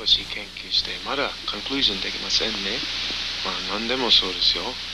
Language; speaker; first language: Japanese; non-native, learner; English